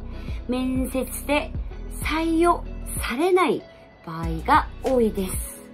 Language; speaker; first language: Japanese; non-native, fluent; Korean